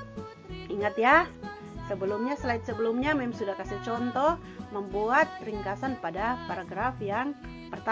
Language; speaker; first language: Indonesian; native; Indonesian